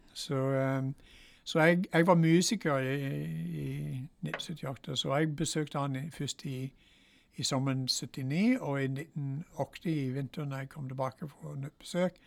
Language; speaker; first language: Norwegian; non-native, fluent; English